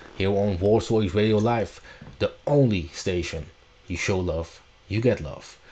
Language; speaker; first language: English; non-native, fluent; Dutch